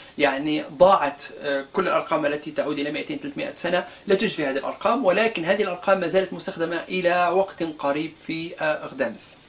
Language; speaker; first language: Arabic; non-native, local second language; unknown